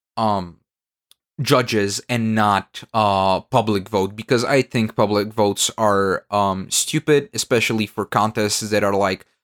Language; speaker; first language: English; non-native, fluent; Bulgarian